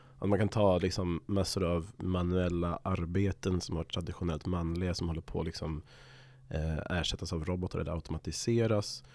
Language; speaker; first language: Swedish; native; Swedish